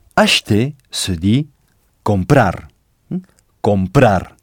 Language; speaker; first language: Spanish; non-native, fluent; French